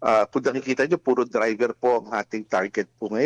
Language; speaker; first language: Filipino; native; Filipino